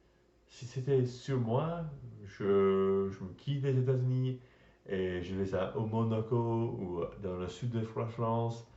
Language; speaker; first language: French; non-native, learner; English